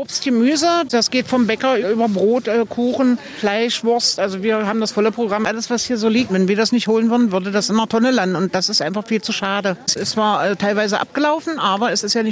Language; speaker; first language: German; native; German